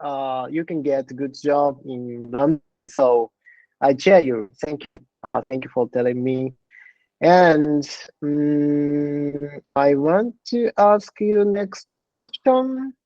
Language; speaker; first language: English; non-native, learner; Japanese